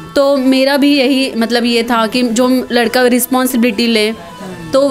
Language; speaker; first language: Hindi; non-native, local second language; Marathi